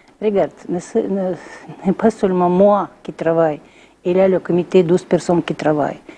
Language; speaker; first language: French; non-native, learner; Russian